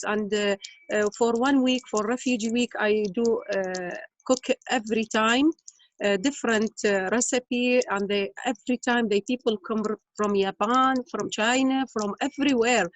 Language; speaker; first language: English; non-native, learner; Arabic